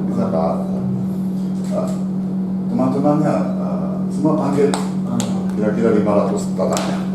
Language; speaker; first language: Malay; non-native, learner; Japanese